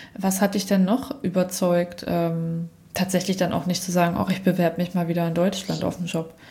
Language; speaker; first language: German; native; German